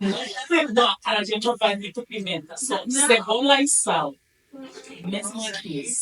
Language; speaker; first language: Portuguese; non-native, learner; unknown